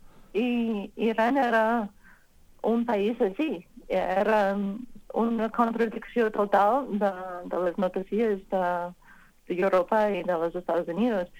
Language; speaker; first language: Spanish; non-native, learner; English